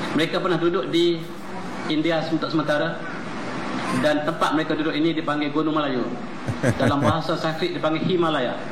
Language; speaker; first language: Malay; native; Malay